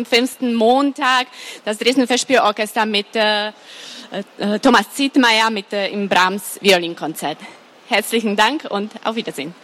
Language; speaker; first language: German; non-native, fluent; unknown